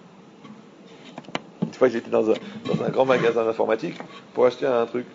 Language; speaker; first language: French; native; French